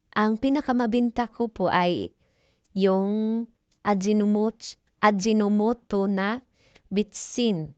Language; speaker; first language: Filipino; non-native, local second language; Cebuano